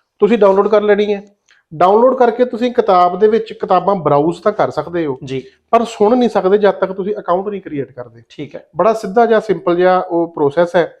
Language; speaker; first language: Punjabi; native; Punjabi